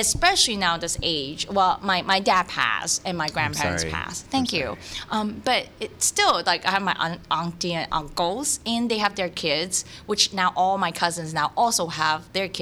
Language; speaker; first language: English; early bilingual, other home language; Cantonese